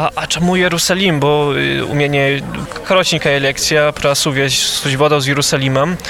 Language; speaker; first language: Polish; non-native, local second language; Belarusian